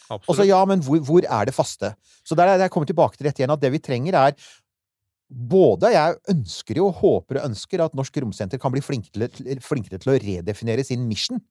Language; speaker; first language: Norwegian; native; Norwegian